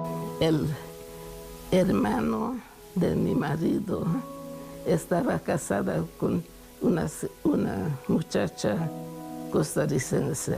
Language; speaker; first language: Spanish; non-native, fluent; Hungarian